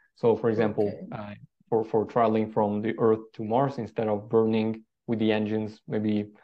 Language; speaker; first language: English; non-native, fluent; Italian